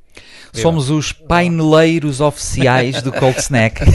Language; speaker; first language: Portuguese; native; Portuguese